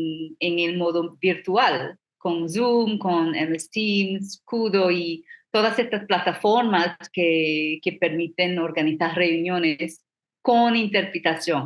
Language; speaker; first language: Spanish; non-native, fluent; English